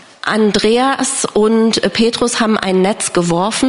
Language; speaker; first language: German; non-native, fluent; English